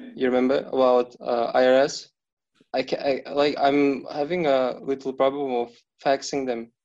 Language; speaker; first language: English; non-native, fluent; Kazakh